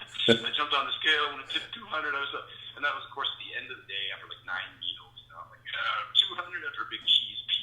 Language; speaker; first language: English; native; English